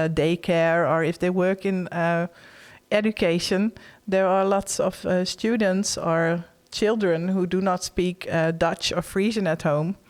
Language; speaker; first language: English; non-native, fluent; Western Frisian